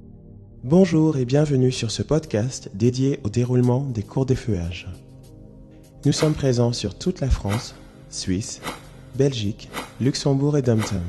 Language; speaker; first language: French; native; French